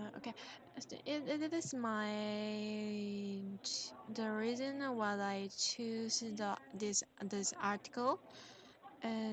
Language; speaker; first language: English; non-native, learner; Korean